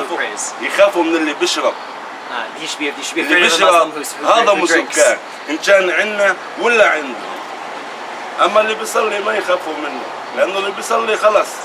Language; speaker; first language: Arabic; native; Arabic